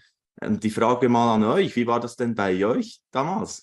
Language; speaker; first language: German; native; German